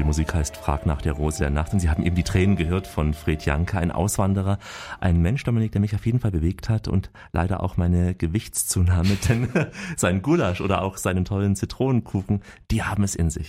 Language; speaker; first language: German; native; German